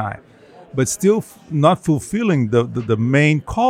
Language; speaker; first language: English; non-native, fluent; Portuguese